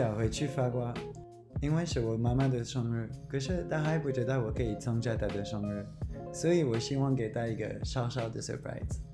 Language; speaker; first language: Chinese; non-native, fluent; French